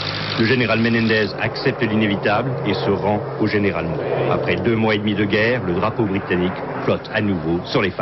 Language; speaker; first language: French; native; French